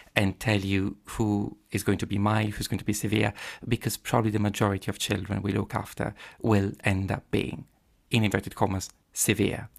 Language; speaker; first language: English; non-native, fluent; Italian